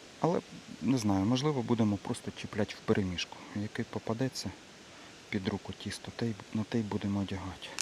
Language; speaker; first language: Ukrainian; native; Ukrainian